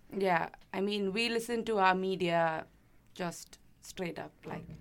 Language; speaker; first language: English; non-native, local second language; Malayalam